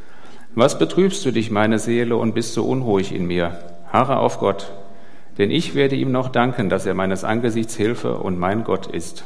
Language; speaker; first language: German; native; German